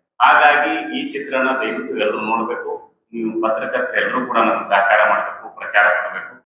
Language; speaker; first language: Kannada; native; Kannada